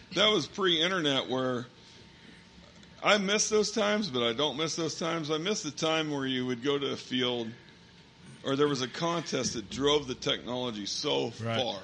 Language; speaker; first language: English; native; English